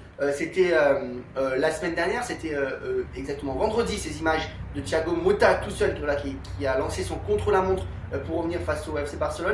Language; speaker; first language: French; native; French